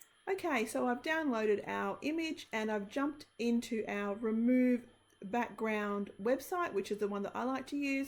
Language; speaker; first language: English; native; English